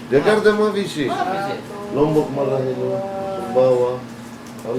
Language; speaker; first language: Arabic; non-native, learner; Turkish